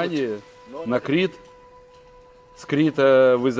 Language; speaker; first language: Russian; native; Russian